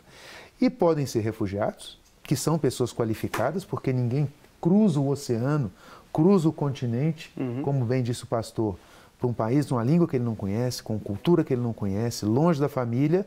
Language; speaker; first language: Portuguese; native; Portuguese